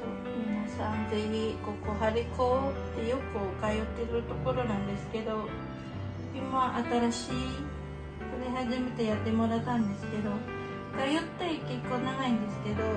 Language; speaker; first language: Japanese; non-native, fluent; Filipino